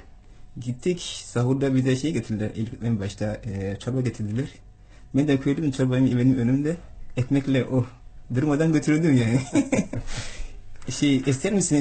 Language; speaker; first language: Turkish; non-native, fluent; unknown